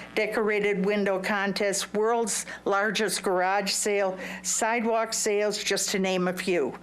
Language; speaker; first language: English; native; English